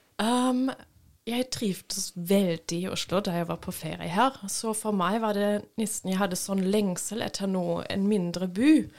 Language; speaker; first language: Norwegian; non-native, fluent; German